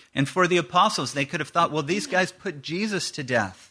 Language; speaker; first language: English; native; English